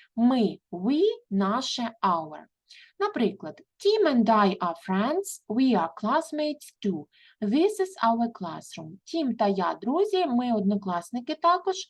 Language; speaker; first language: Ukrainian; native; Ukrainian